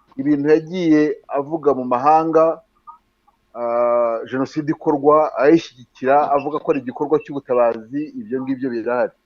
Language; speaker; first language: Kinyarwanda; native; Kinyarwanda